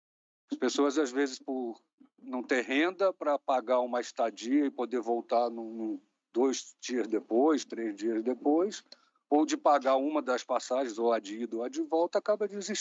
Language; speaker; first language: Portuguese; native; Portuguese